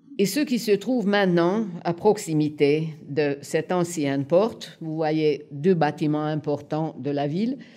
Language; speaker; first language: French; non-native, fluent; Hungarian